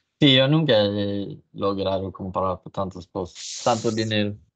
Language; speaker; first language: Spanish; non-native, fluent; Swedish